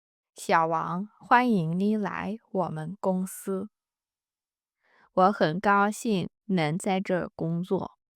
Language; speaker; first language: Chinese; non-native, fluent; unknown